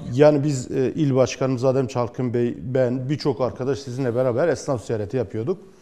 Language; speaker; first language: Turkish; native; Turkish